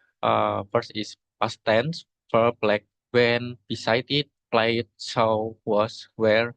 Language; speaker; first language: English; non-native, learner; Indonesian